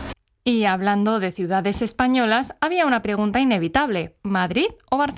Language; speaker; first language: Spanish; non-native, learner; Czech